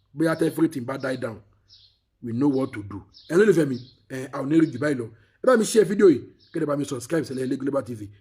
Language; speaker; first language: English; non-native, local second language; Yoruba